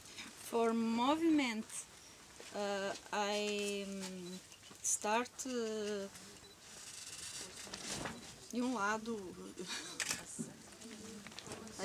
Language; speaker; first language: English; non-native, learner; Portuguese